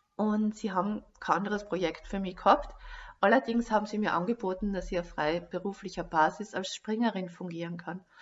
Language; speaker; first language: German; native; German